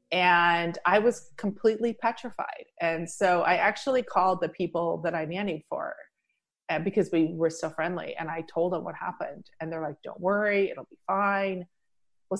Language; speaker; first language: English; native; English